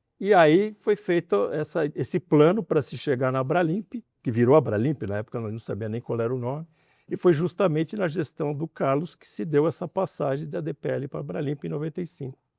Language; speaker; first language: Portuguese; native; Portuguese